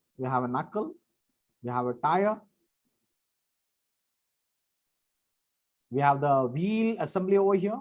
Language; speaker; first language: English; non-native, local second language; Marathi